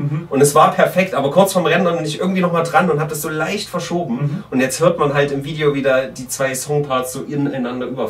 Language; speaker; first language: German; native; German